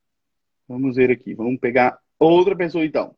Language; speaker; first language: Portuguese; native; Portuguese